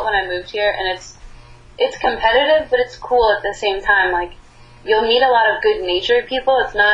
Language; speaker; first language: English; native; English